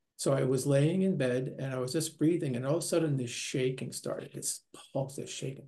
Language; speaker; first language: English; native; English